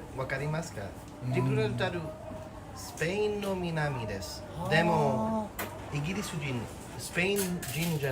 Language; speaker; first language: Japanese; non-native, learner; English